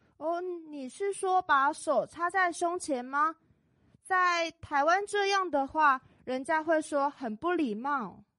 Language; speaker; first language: Chinese; native; Chinese